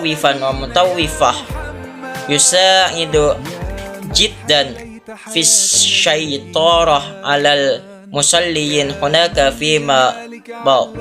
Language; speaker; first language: Arabic; non-native, learner; Indonesian